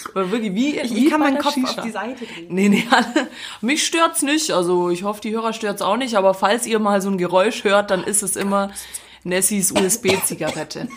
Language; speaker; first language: German; native; German